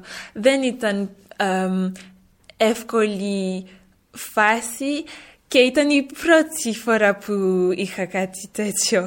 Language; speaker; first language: Greek; early bilingual, heritage; French